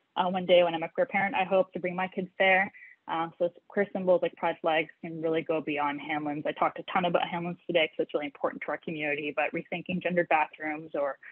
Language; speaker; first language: English; native; English